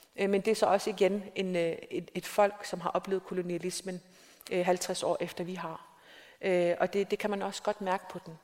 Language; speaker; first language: Danish; non-native, local second language; Kalaallisut